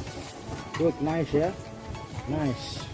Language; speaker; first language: English; non-native, learner; Indonesian